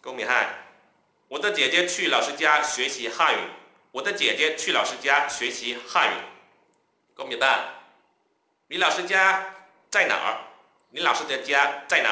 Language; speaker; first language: Chinese; non-native, fluent; Vietnamese